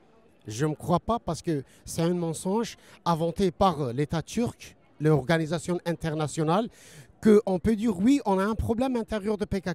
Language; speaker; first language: French; non-native, learner; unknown